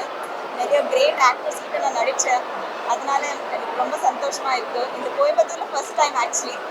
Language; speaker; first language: Tamil; non-native, learner; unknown